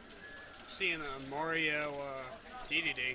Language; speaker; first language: English; native; English